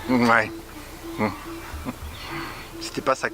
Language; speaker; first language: French; native; French